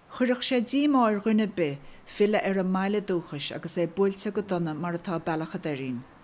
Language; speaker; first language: Irish; non-native, local second language; English